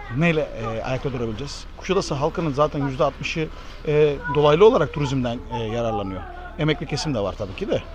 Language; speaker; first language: Turkish; native; Turkish